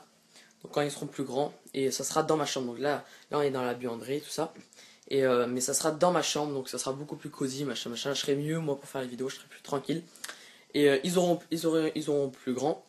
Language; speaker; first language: French; native; French